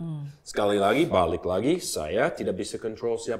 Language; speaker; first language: Indonesian; non-native, learner; English